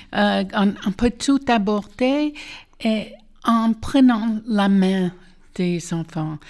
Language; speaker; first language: French; non-native, fluent; English